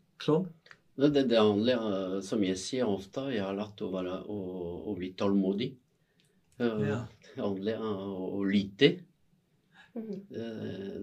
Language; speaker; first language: Norwegian; non-native, fluent; French